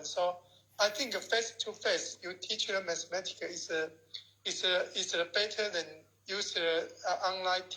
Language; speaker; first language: English; non-native, learner; Chinese